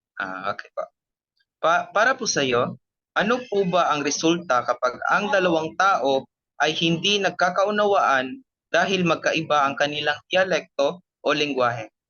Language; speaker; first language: Filipino; non-native, local second language; Cebuano